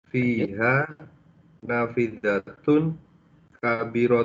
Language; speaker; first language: Arabic; non-native, learner; Indonesian